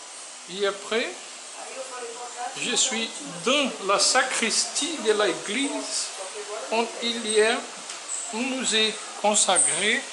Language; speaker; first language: French; non-native, learner; Portuguese